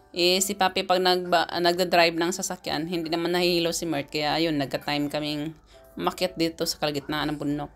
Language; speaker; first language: Filipino; native; Filipino